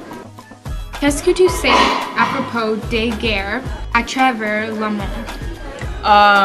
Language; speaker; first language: French; non-native, learner; English